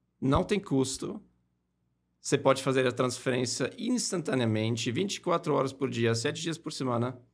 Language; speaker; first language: Portuguese; non-native, fluent; German